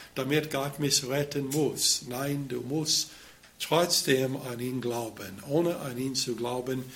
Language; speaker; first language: German; non-native, fluent; English